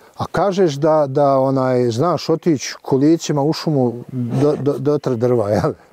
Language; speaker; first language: Bosnian; native; Bosnian